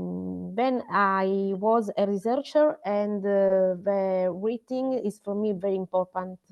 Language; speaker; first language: English; non-native, learner; Italian